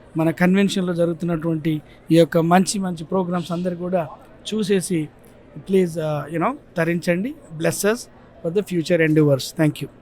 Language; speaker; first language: Telugu; native; Telugu